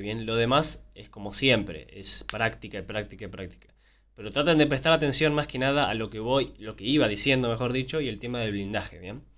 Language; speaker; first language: Spanish; native; Spanish